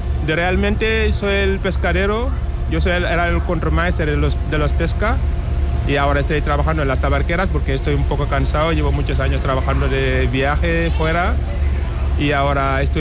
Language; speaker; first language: Spanish; non-native, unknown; Wolof